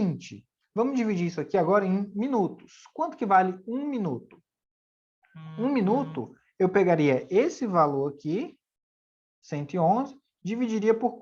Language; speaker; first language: Portuguese; native; Portuguese